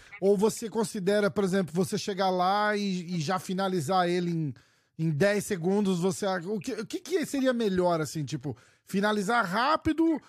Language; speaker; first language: Portuguese; native; Portuguese